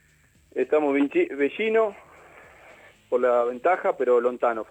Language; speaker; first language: Italian; non-native, learner; Spanish